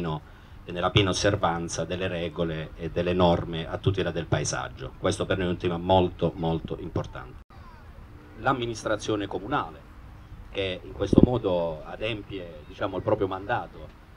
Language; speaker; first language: Italian; native; Italian